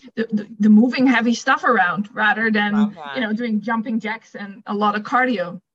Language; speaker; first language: English; non-native, fluent; Dutch